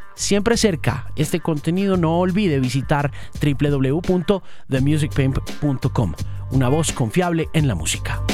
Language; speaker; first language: Spanish; native; Spanish